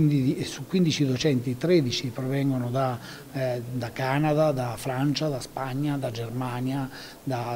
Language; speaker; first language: Italian; native; Italian